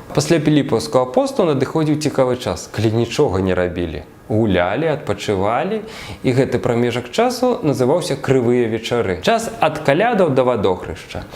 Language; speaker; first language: Belarusian; native; Belarusian